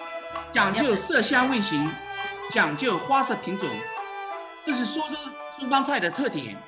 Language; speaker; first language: Chinese; native; Chinese